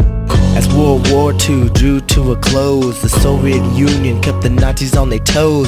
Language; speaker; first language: English; native; English